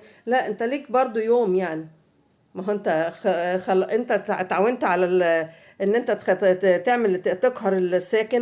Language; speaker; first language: Arabic; native; Arabic